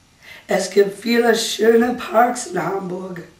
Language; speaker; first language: German; non-native, learner; English